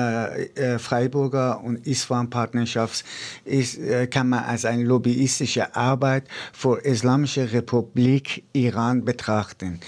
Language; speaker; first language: German; non-native, fluent; Persian